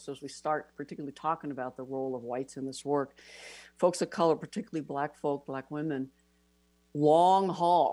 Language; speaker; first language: English; native; English